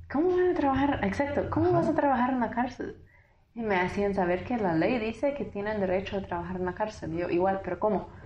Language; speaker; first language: Spanish; non-native, fluent; English